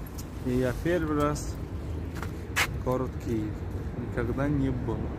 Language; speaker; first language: Russian; non-native, learner; Azerbaijani